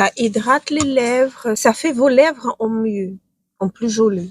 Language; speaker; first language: French; non-native, fluent; Ukrainian